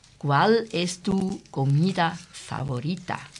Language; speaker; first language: Spanish; non-native, learner; German